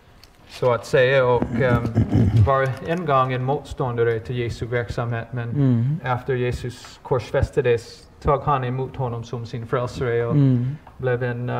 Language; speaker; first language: Swedish; non-native, fluent; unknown